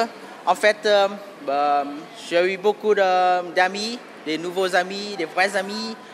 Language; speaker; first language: French; non-native, fluent; Vietnamese